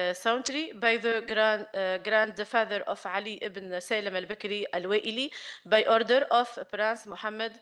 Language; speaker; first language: English; non-native, learner; Arabic